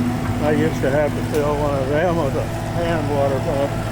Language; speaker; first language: English; native; English